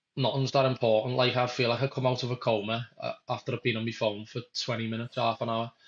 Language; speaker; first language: English; native; English